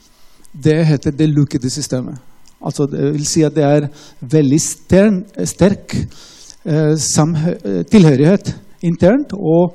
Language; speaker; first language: Norwegian; non-native, fluent; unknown